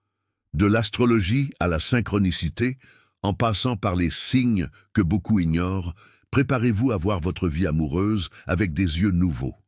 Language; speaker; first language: French; native; French